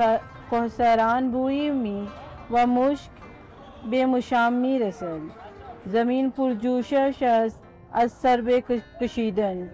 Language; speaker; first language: Persian; non-native, learner; Urdu